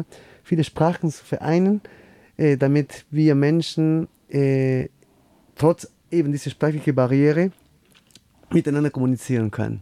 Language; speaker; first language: German; non-native, fluent; Spanish